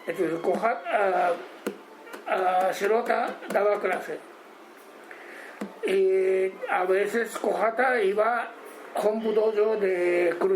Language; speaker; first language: Spanish; non-native, learner; Japanese